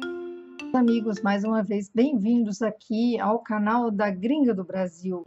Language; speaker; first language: Portuguese; non-native, fluent; German